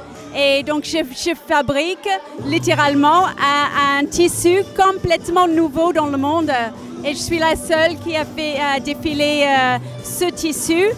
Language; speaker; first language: French; non-native, learner; English